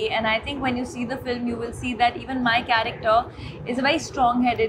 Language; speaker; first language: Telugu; non-native, fluent; Hindi